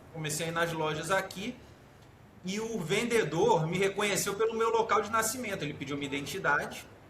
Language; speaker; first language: Portuguese; native; Portuguese